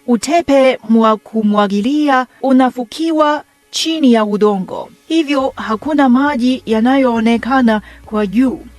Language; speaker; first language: Swahili; non-native, fluent; Chinese